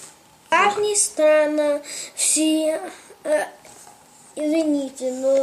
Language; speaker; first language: Russian; early bilingual, heritage; English